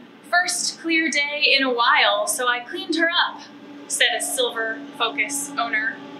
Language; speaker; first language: English; native; English